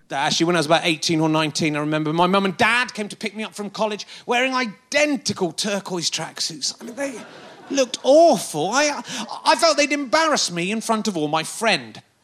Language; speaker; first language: English; native; English